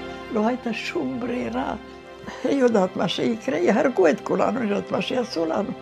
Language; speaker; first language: Hebrew; non-native, fluent; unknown